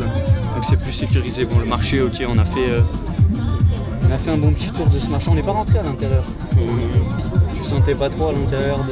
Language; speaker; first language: French; native; French